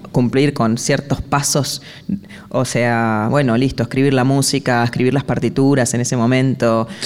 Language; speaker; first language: Spanish; native; Spanish